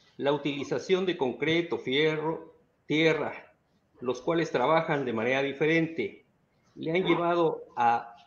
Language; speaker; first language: Spanish; native; Spanish